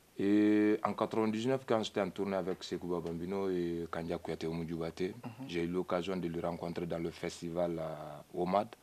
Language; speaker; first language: French; non-native, local second language; Mandingo